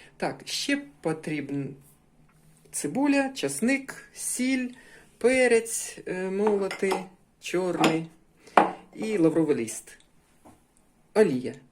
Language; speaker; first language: Ukrainian; non-native, local second language; Russian